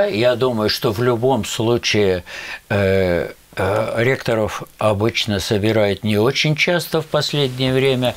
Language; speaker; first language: Russian; native; Russian